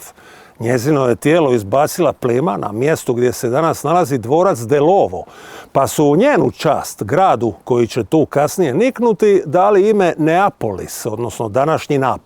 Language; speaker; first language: Bosnian; native; Bosnian